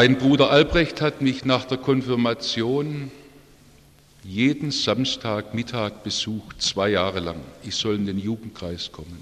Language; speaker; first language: German; native; German